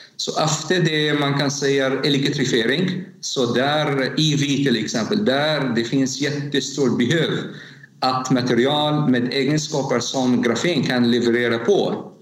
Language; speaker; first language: Swedish; non-native, learner; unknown